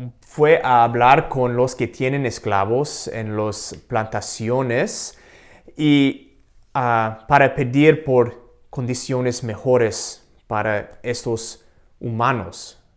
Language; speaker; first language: Spanish; non-native, fluent; English